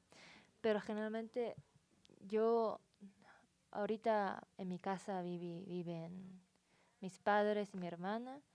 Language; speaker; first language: Spanish; non-native, learner; Japanese